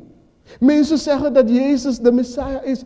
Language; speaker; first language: Dutch; non-native, fluent; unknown